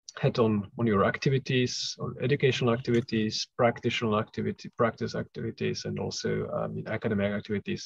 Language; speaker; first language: English; non-native, fluent; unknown